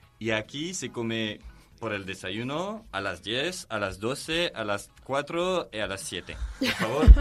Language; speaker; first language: Spanish; non-native, learner; French